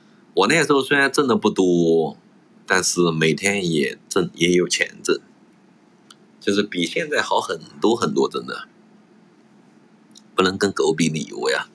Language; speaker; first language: Chinese; native; Chinese